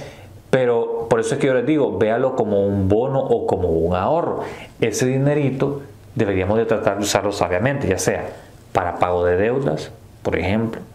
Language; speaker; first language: Spanish; native; Spanish